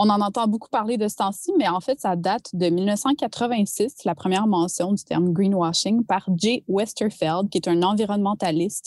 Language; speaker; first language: French; native; French